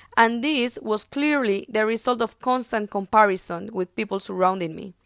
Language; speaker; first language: English; non-native, fluent; Spanish